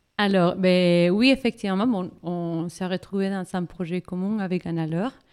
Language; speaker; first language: French; non-native, fluent; Spanish